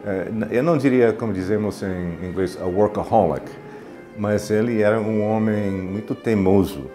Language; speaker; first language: Portuguese; non-native, fluent; English